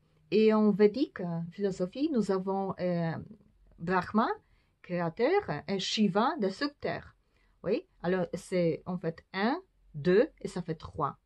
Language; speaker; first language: French; non-native, fluent; Polish